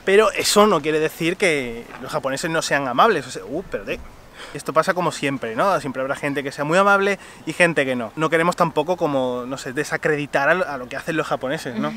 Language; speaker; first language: Spanish; native; Spanish